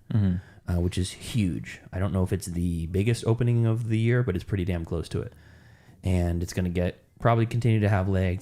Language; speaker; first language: English; native; English